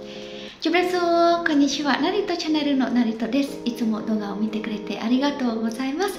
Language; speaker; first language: Japanese; non-native, fluent; Khmer